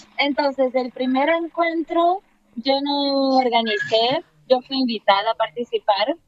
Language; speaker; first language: Spanish; non-native, fluent; Portuguese